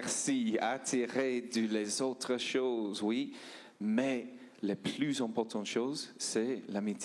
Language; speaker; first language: French; non-native, learner; English